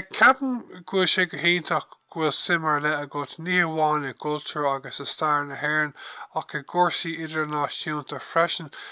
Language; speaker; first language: Irish; non-native, local second language; English